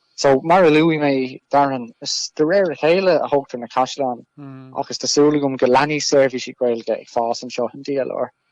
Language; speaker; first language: Irish; non-native, local second language; English